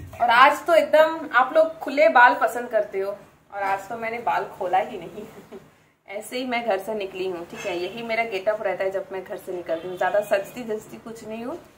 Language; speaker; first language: Hindi; non-native, local second language; Bangla